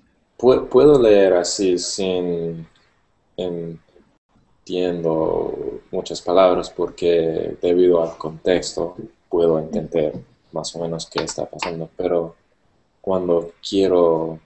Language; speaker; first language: Spanish; non-native, learner; English